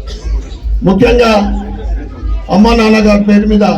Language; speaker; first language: Telugu; native; Telugu